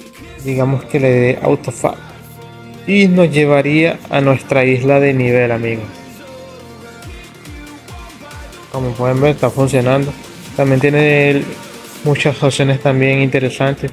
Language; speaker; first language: Spanish; non-native, fluent; Portuguese